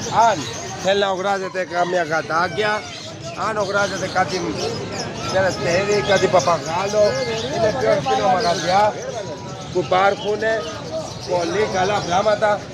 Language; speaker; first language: Greek; non-native, learner; Urdu